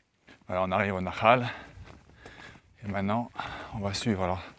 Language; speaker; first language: French; native; French